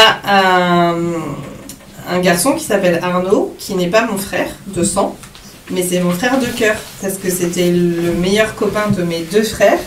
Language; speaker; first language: French; native; French